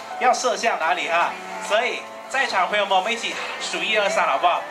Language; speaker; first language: Chinese; native; Chinese